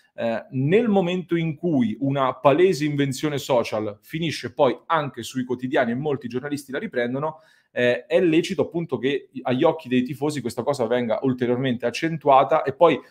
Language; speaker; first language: Italian; native; Italian